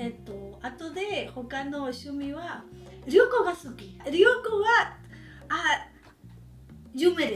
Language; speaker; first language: Japanese; non-native, learner; Spanish